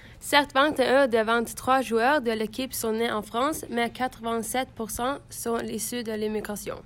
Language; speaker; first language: French; non-native, learner; Norwegian